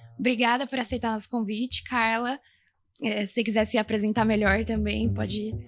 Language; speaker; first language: Portuguese; native; Portuguese